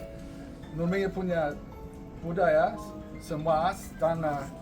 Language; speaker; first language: Indonesian; non-native, learner; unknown